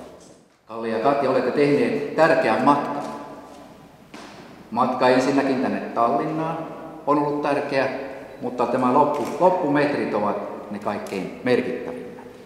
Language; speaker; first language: Finnish; native; Finnish